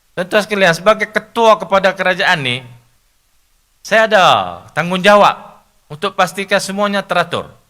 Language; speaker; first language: Malay; native; Malay